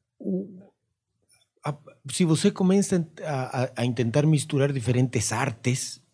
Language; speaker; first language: Portuguese; non-native, fluent; Spanish